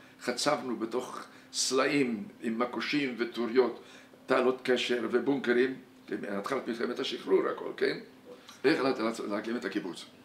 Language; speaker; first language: Hebrew; non-native, fluent; Hungarian